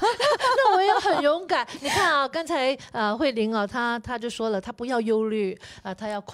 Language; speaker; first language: Chinese; native; Chinese